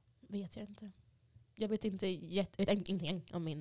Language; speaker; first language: Swedish; early bilingual, other home language; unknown